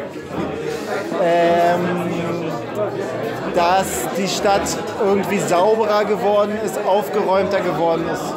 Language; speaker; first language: German; native; German